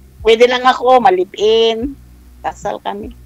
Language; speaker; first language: Filipino; non-native, local second language; Chavacano